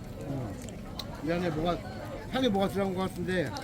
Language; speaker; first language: Korean; native; Korean